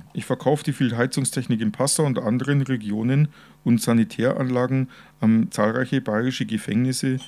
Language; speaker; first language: German; native; German